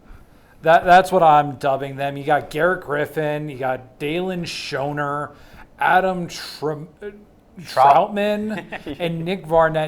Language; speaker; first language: English; native; English